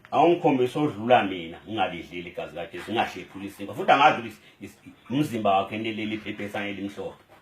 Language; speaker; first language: Zulu; native; Zulu